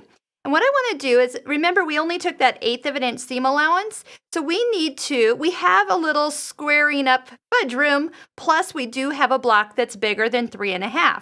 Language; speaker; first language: English; native; English